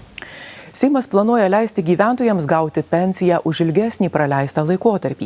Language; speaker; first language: Lithuanian; native; Lithuanian